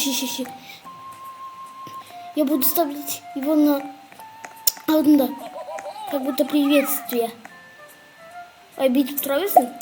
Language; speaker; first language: Russian; non-native, local second language; Kazakh